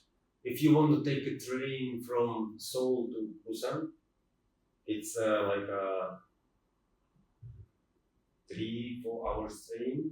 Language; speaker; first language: English; non-native, fluent; Russian